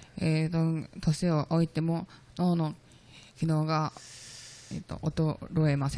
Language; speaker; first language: Japanese; non-native, learner; Korean